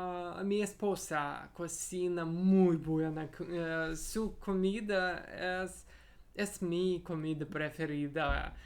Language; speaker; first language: Spanish; non-native, learner; Russian